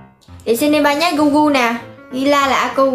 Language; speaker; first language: Indonesian; non-native, learner; Vietnamese